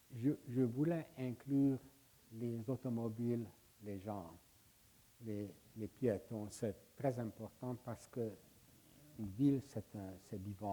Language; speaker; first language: French; non-native, fluent; Hungarian